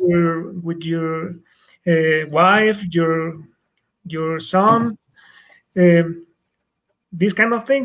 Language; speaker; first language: English; non-native, fluent; Spanish